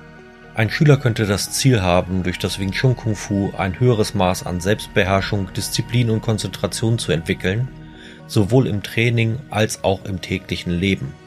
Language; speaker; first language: German; native; German